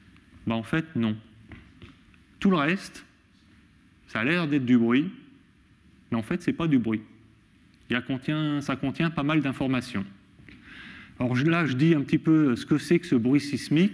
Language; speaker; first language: French; native; French